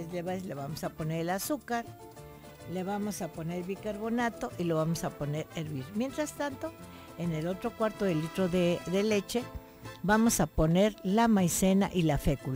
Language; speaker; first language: Spanish; native; Spanish